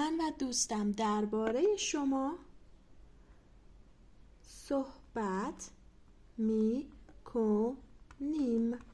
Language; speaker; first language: Persian; non-native, fluent; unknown